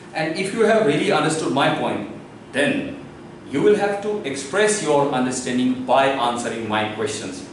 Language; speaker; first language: English; non-native, local second language; Hindi